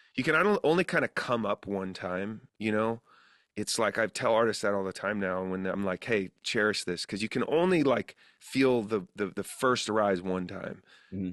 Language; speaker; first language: English; native; English